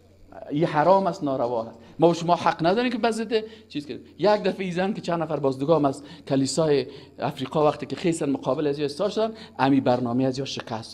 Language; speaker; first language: Persian; native; Persian